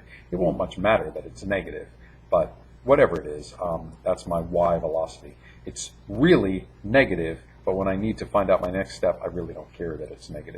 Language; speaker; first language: English; native; English